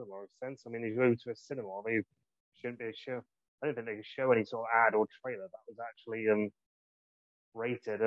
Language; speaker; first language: English; native; English